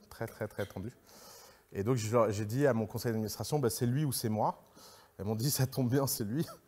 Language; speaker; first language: French; early bilingual, other home language; Arabic